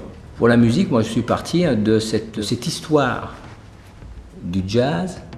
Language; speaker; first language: French; native; French